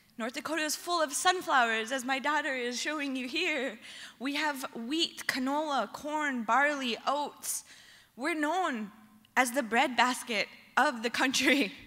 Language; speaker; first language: English; native; English